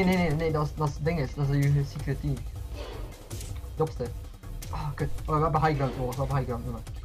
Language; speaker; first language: Dutch; native; Dutch